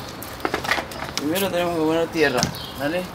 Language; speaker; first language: Spanish; native; Spanish